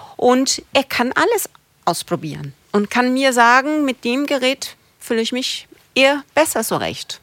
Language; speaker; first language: German; non-native, fluent; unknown